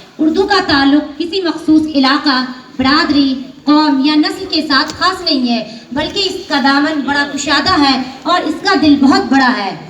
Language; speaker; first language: Urdu; native; Urdu